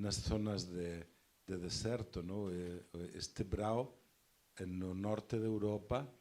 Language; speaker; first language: Portuguese; non-native, fluent; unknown